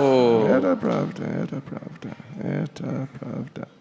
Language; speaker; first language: Russian; non-native, learner; English